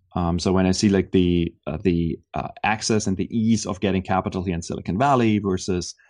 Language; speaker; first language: English; non-native, fluent; German